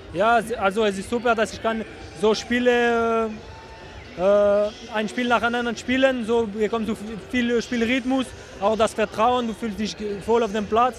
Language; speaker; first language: German; non-native, local second language; French